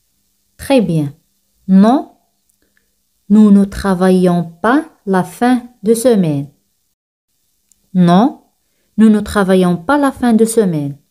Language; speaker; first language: French; non-native, fluent; Spanish